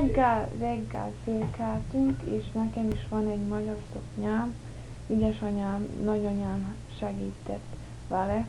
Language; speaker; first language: Hungarian; early bilingual, heritage; English